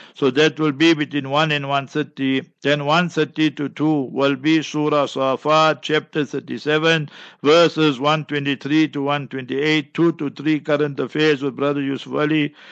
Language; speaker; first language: English; native; English